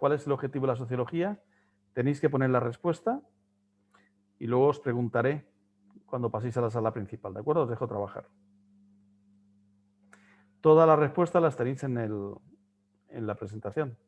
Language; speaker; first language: Spanish; native; Spanish